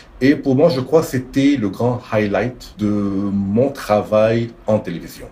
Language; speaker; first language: French; non-native, local second language; Arabic